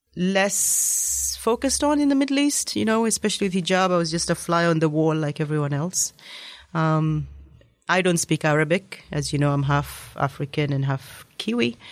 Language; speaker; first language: English; native; English